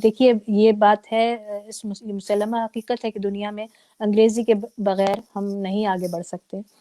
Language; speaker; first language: Urdu; native; Urdu